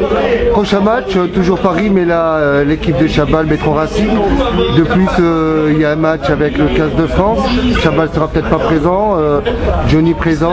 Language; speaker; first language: French; native; French